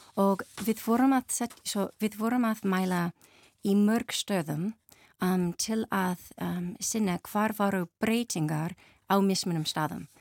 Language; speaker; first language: Icelandic; non-native, learner; English